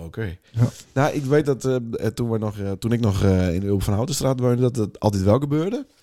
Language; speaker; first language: Dutch; native; Dutch